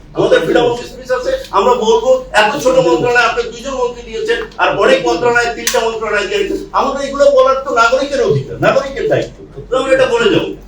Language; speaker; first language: Bangla; non-native, local second language; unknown